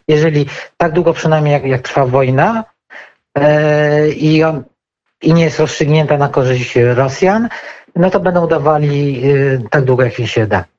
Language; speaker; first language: Polish; native; Polish